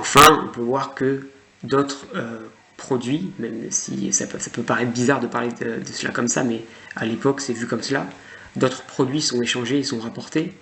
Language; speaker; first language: French; native; French